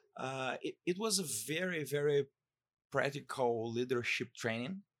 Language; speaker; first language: English; non-native, fluent; Portuguese